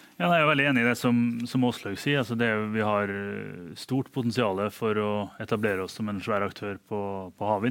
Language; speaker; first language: Norwegian; native; Norwegian